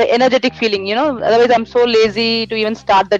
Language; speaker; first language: English; non-native, local second language; Tamil